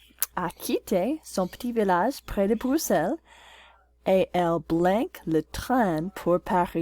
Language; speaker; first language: French; non-native, fluent; English